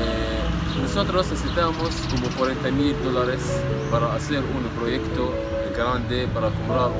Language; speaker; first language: Spanish; non-native, learner; Arabic